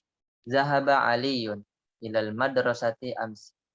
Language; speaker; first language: Arabic; non-native, fluent; Indonesian